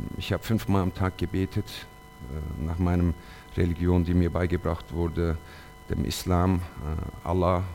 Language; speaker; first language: German; early bilingual, other home language; Turkish